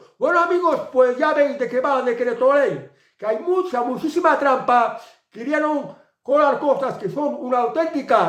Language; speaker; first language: Spanish; native; Spanish